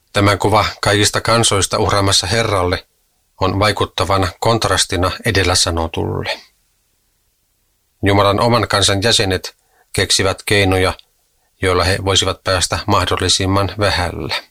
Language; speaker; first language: Finnish; native; Finnish